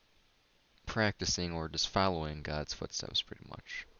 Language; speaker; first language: English; native; English